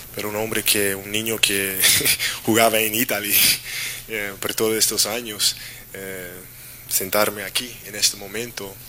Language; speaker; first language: Spanish; non-native, learner; English